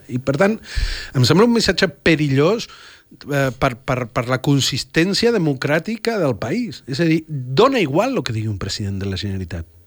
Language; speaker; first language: Catalan; non-native, fluent; Spanish